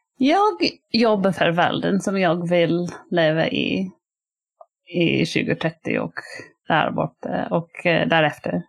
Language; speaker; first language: Swedish; non-native, fluent; English